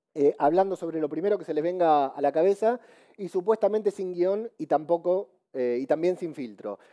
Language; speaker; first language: Spanish; native; Spanish